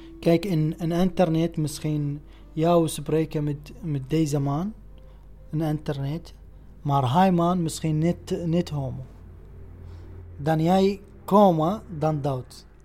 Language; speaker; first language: Dutch; non-native, learner; Arabic